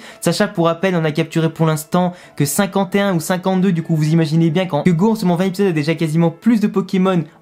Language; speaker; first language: French; native; French